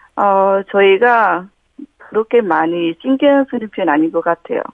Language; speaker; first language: Korean; non-native, fluent; Vietnamese